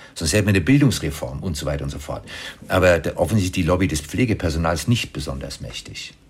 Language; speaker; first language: German; native; German